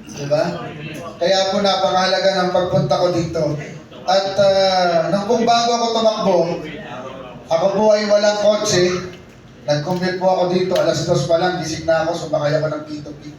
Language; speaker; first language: Filipino; native; Filipino